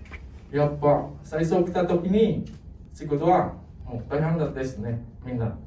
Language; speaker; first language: Japanese; non-native, fluent; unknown